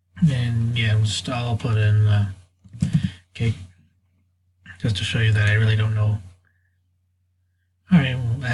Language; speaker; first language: English; native; English